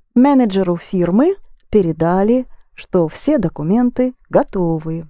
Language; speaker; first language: Russian; non-native, fluent; English